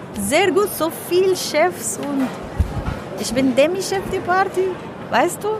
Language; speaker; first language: German; non-native, learner; Hebrew